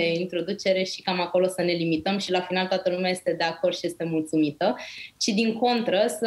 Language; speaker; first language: Romanian; native; Romanian